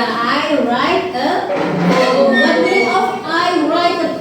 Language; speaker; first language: English; non-native, learner; Indonesian